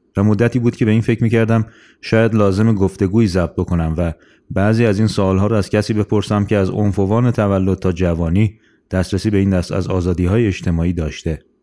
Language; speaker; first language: Persian; native; Persian